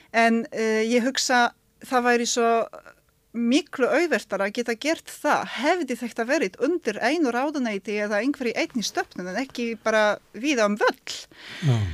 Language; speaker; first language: Icelandic; non-native, fluent; Polish